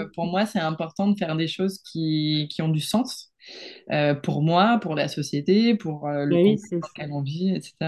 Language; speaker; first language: French; non-native, fluent; Spanish